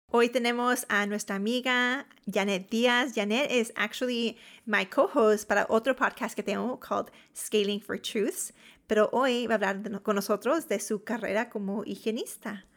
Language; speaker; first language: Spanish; early bilingual, heritage; Spanish